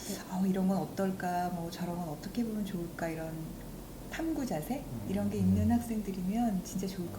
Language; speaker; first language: Korean; native; Korean